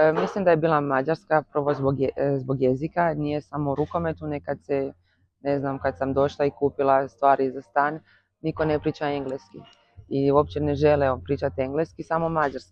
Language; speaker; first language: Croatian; early bilingual, heritage; Croatian